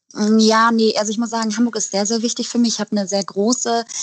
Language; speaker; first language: German; native; German